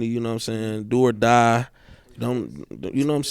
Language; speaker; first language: English; native; English